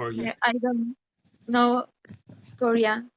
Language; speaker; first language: English; non-native, learner; Spanish